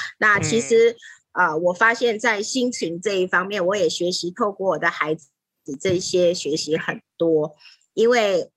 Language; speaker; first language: Chinese; native; Chinese